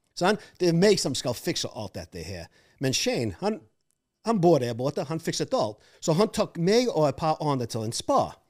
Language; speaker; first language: Norwegian; non-native, fluent; English